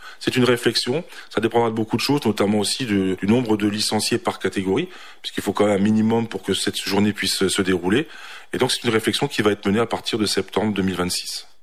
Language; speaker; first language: French; native; French